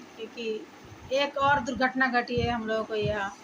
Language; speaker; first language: Hindi; non-native, local second language; Bangla